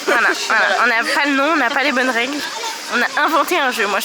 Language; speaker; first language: French; native; French